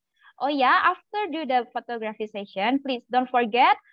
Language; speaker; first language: English; non-native, learner; Malay